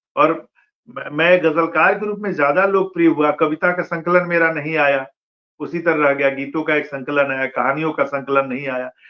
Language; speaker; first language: Hindi; non-native, local second language; Bhojpuri